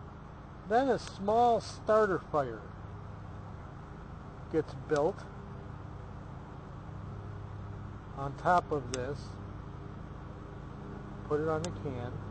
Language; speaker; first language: English; native; English